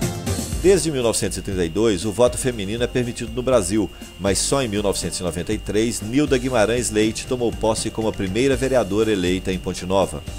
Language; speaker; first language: Portuguese; native; Portuguese